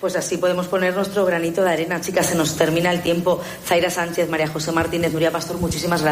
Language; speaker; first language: Spanish; native; Spanish